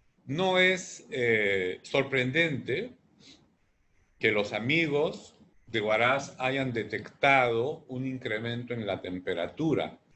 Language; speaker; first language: Spanish; native; Spanish